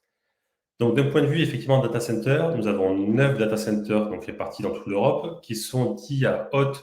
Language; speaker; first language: French; native; French